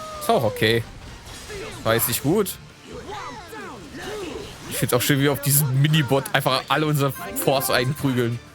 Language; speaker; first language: German; native; German